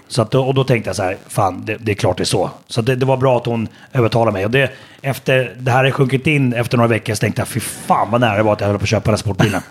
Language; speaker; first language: Swedish; native; Swedish